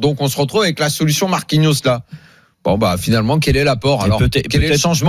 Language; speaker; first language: French; native; French